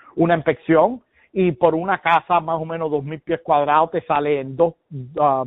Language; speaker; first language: Spanish; early bilingual, heritage; Spanish